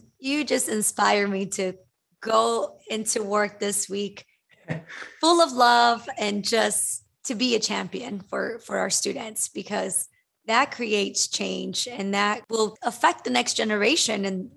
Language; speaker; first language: English; early bilingual, other home language; Spanish